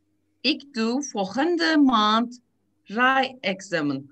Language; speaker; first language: Dutch; non-native, learner; Turkish